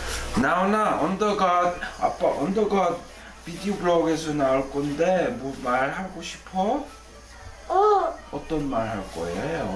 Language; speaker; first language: Korean; early bilingual, heritage; Korean